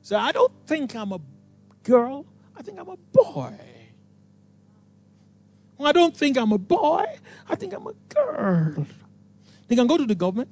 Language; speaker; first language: English; non-native, local second language; Yoruba